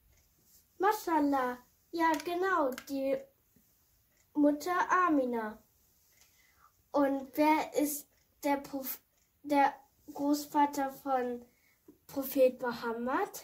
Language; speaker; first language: German; non-native, fluent; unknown